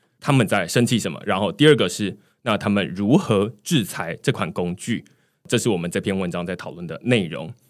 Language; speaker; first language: Chinese; native; Chinese